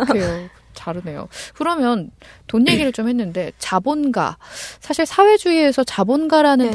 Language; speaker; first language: Korean; native; Korean